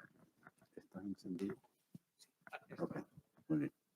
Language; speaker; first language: Spanish; non-native, fluent; English